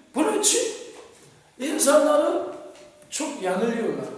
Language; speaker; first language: Turkish; non-native, fluent; Korean